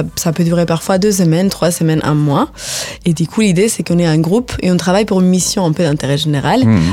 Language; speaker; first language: French; non-native, fluent; Spanish